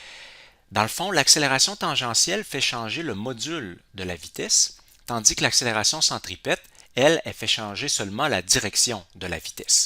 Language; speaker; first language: French; native; French